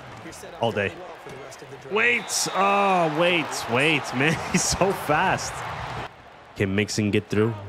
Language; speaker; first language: English; native; English